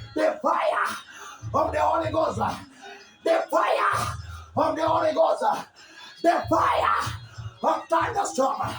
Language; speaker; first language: English; non-native, local second language; Swahili